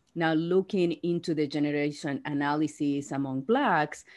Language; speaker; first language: English; non-native, fluent; Spanish